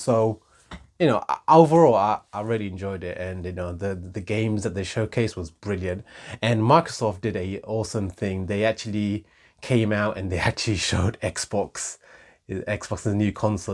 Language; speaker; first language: English; native; English